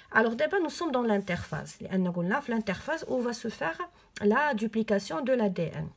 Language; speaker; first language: French; non-native, local second language; Arabic